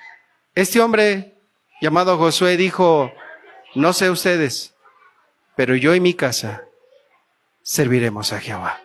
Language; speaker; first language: Spanish; native; Spanish